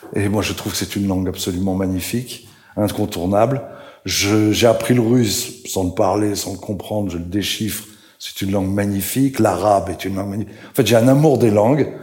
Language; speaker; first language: French; native; French